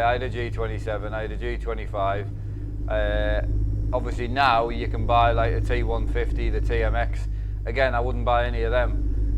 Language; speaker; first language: English; native; English